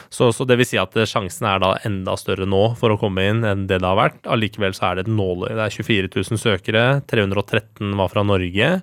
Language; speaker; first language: Norwegian; early bilingual, other home language; Persian